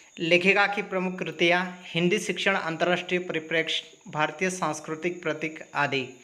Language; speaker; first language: Hindi; non-native, local second language; Marathi